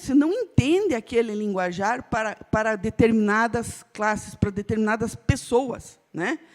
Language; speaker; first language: Portuguese; non-native, local second language; Ukrainian